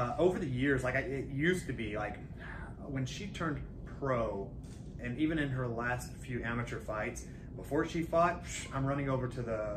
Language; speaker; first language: English; native; English